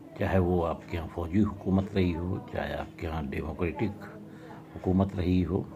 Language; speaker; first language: Hindi; native; Hindi